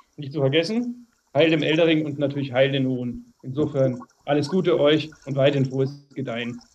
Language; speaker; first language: German; native; German